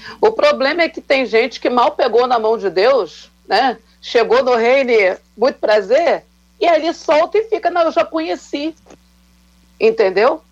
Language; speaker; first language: Portuguese; native; Portuguese